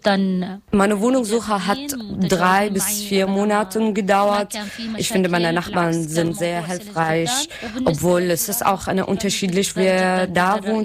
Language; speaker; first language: German; non-native, learner; Arabic